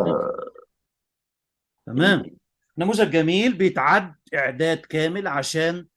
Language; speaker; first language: Arabic; native; Arabic